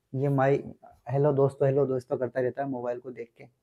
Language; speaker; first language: Hindi; native; Hindi